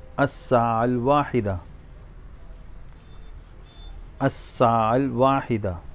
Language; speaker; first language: Arabic; non-native, fluent; Urdu